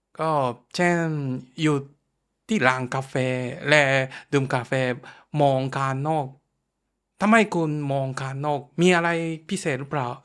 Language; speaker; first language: Thai; non-native, fluent; Japanese